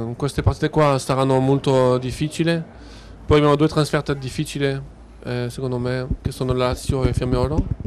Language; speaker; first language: Italian; non-native, fluent; French